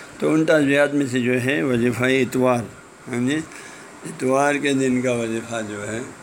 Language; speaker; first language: Urdu; non-native, local second language; Balti